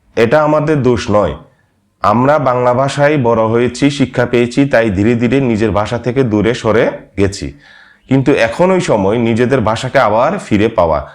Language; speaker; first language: Bangla; non-native, local second language; Marma